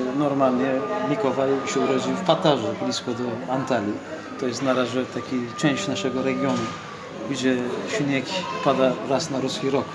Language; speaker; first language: Polish; non-native, fluent; Turkish